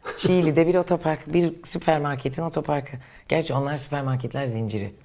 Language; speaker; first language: Turkish; native; Turkish